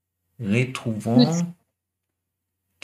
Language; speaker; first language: French; non-native, learner; German